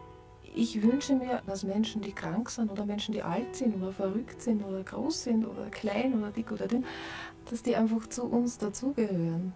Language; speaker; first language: German; native; German